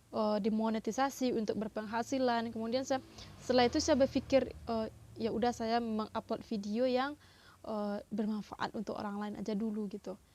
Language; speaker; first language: Indonesian; non-native, local second language; Minangkabau